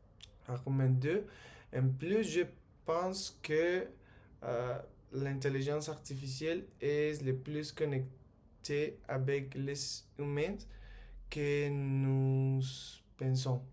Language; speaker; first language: French; non-native, learner; Spanish